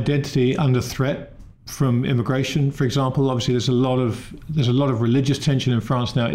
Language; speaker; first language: English; native; English